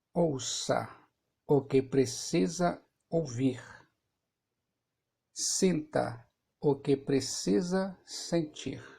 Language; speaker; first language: Portuguese; native; Portuguese